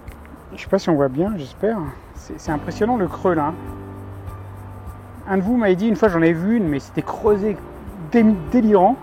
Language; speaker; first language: French; native; French